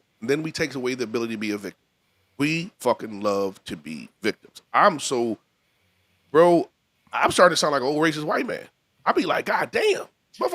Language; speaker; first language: English; native; English